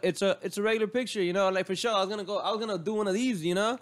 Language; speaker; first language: English; early bilingual, other home language; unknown